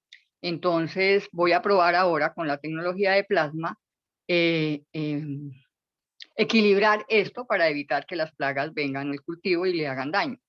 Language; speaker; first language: Spanish; native; Spanish